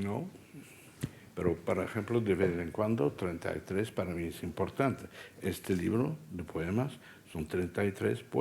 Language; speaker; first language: Spanish; non-native, fluent; Dutch